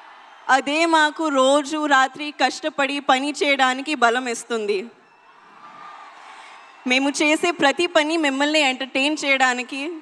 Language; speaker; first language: Telugu; non-native, learner; Hindi